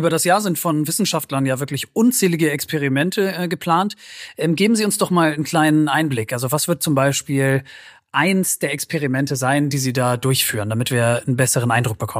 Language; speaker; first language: German; native; German